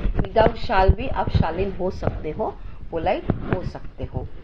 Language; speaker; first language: Hindi; non-native, local second language; Marathi